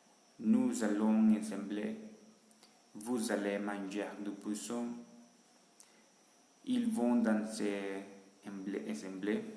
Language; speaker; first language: French; non-native, learner; Spanish